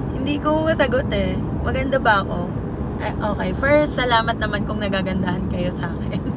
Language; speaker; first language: Filipino; non-native, local second language; Waray